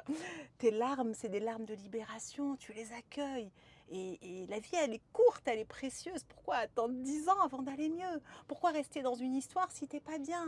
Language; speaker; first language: French; native; French